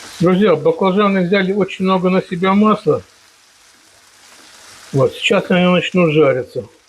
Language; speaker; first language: Russian; native; Russian